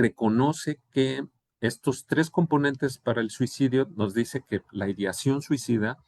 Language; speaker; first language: Spanish; native; Spanish